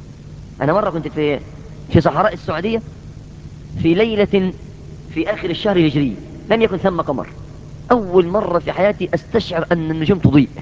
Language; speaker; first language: Arabic; native; Arabic